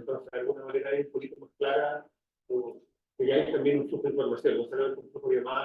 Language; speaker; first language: Spanish; native; Spanish